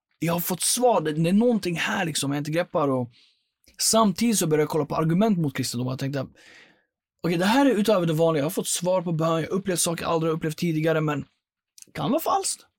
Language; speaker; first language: Swedish; early bilingual, other home language; Persian